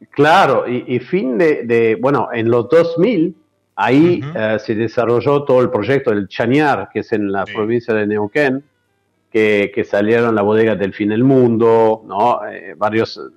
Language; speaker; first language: Spanish; non-native, fluent; French